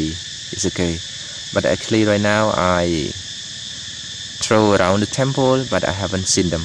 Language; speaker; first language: English; non-native, learner; Khmer